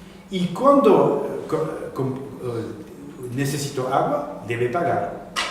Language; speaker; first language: Spanish; non-native, fluent; French